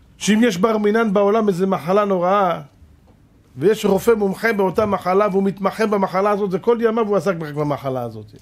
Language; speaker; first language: Hebrew; native; Hebrew